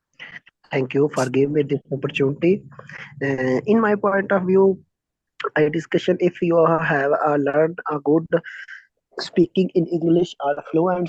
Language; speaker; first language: English; non-native, learner; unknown